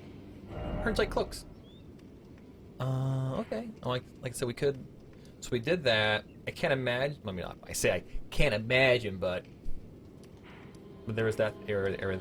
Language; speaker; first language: English; native; English